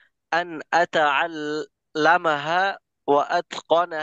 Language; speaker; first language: Arabic; non-native, learner; Bangla